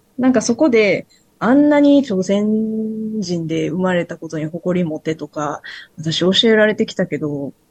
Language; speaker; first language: Japanese; native; Japanese